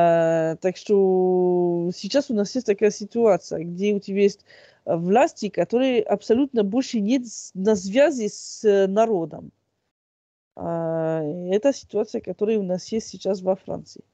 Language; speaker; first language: Russian; non-native, fluent; French